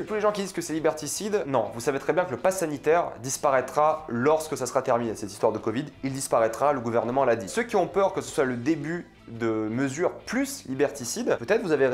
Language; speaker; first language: French; native; French